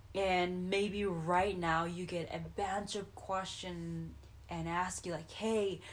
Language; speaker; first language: English; non-native, fluent; Japanese